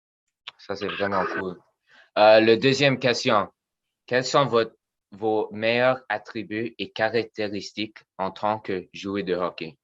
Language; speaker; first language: French; non-native, fluent; English